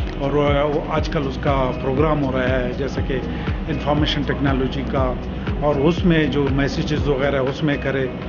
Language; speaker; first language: Urdu; non-native, local second language; Baluchi